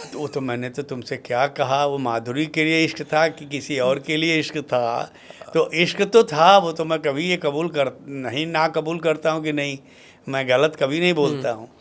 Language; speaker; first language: Hindi; non-native, local second language; Bhojpuri